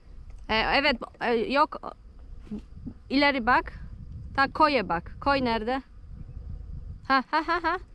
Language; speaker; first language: Turkish; non-native, learner; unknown